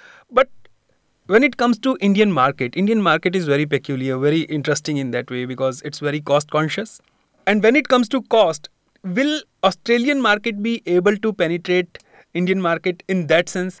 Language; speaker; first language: English; non-native, local second language; Hindi